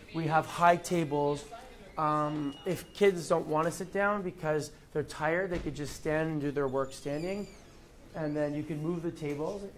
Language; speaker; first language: English; native; English